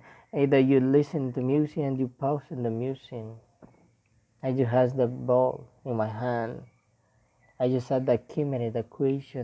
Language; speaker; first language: English; non-native, learner; Spanish